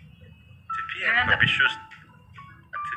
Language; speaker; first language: Russian; non-native, learner; Indonesian